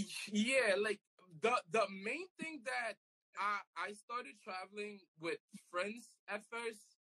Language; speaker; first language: English; non-native, fluent; Haitian Creole